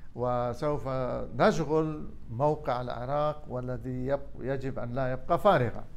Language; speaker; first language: Arabic; non-native, local second language; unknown